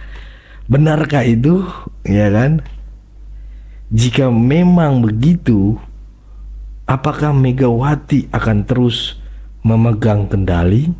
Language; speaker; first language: Indonesian; native; Indonesian